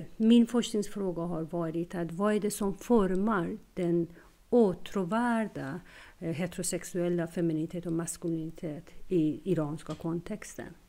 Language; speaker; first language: Swedish; non-native, fluent; Persian